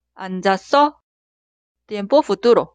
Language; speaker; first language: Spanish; non-native, fluent; Korean